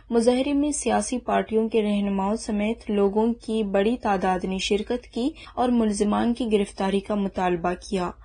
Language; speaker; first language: Urdu; non-native, local second language; Baluchi